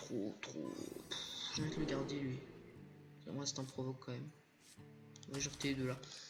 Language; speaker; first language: French; native; French